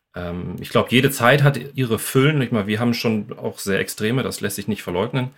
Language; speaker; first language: German; native; German